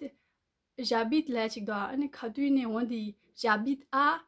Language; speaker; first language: French; non-native, learner; Tibetan